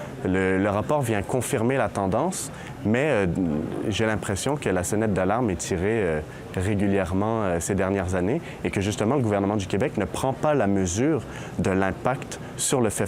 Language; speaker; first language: French; native; French